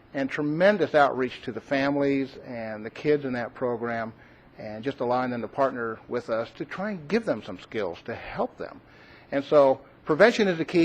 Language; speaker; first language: English; native; English